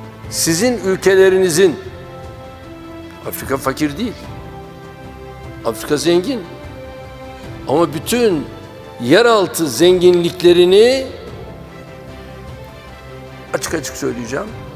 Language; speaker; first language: Turkish; native; Turkish